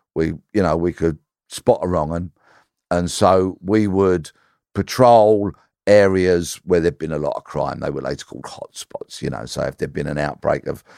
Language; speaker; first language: English; native; English